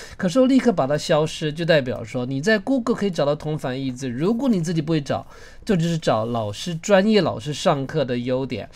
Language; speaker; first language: Chinese; native; Chinese